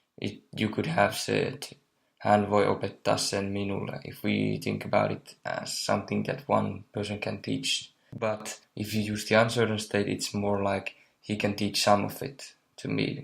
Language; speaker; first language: English; non-native, fluent; Finnish